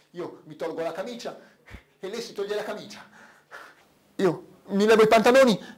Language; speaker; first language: Italian; native; Italian